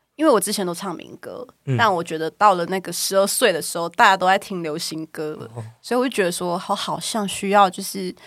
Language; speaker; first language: Chinese; native; Chinese